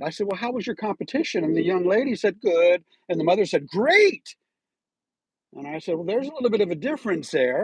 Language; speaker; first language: English; native; English